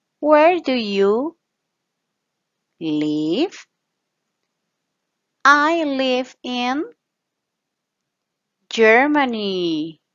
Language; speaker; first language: English; non-native, fluent; Spanish